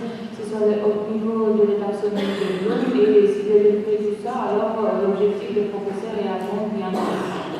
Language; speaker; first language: French; non-native, fluent; Georgian